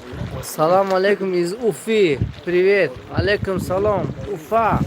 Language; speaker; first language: Russian; non-native, local second language; Tajik